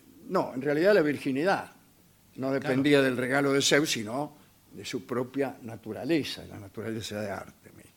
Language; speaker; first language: Spanish; native; Spanish